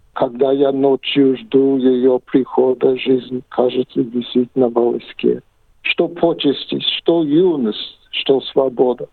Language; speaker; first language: Russian; non-native, fluent; English